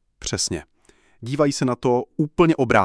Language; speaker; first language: Czech; native; Czech